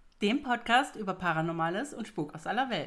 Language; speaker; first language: German; native; German